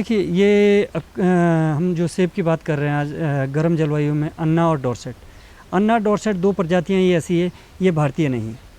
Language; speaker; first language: Hindi; native; Hindi